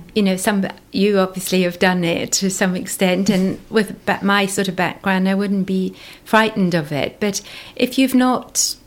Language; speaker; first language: English; native; English